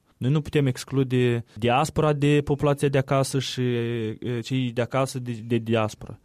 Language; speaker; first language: Romanian; native; Romanian